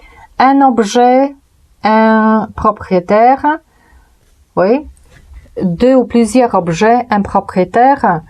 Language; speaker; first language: French; non-native, fluent; Polish